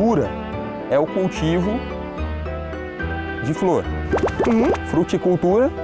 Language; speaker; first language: Portuguese; native; Portuguese